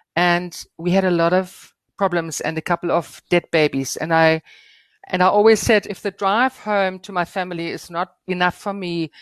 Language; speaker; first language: English; non-native, fluent; German